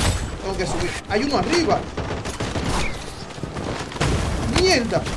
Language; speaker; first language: Spanish; native; Spanish